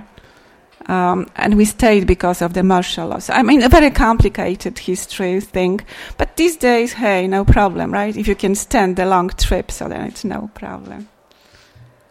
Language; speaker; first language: English; non-native, fluent; Polish